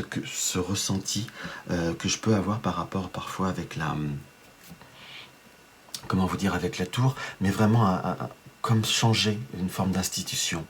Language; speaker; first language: French; native; French